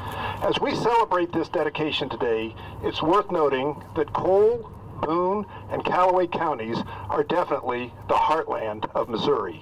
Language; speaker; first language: English; native; English